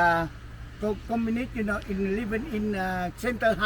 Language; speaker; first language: English; non-native, learner; Vietnamese